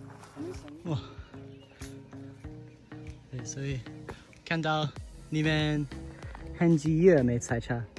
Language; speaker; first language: Chinese; non-native, learner; English